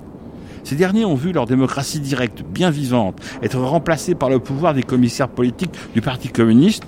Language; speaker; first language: French; native; French